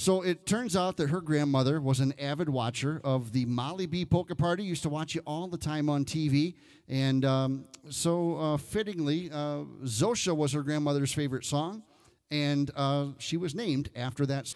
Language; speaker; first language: English; native; English